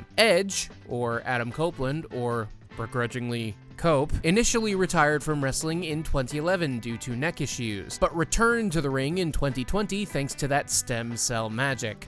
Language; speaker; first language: English; native; English